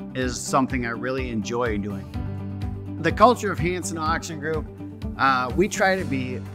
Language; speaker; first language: English; native; English